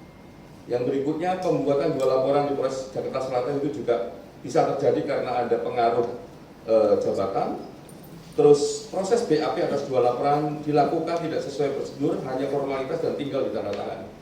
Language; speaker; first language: Indonesian; native; Indonesian